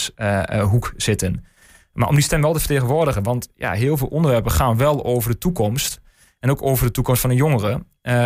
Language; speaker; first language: Dutch; native; Dutch